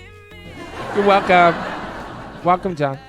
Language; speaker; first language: English; native; English